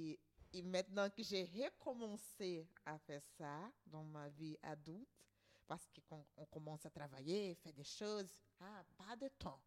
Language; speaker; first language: French; non-native, learner; Portuguese